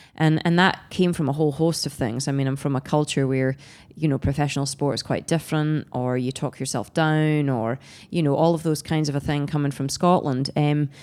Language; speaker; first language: English; native; English